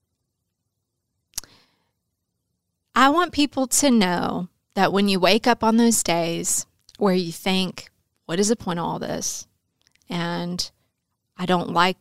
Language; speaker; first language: English; native; English